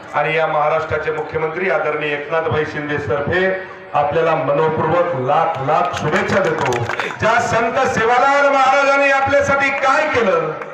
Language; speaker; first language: Marathi; native; Marathi